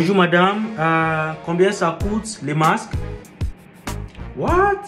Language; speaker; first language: French; non-native, learner; Yoruba